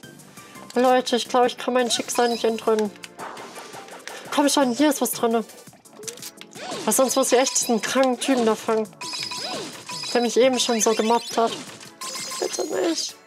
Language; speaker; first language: German; native; German